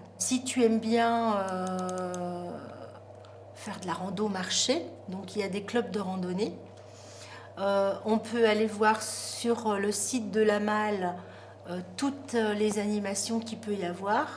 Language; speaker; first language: French; native; French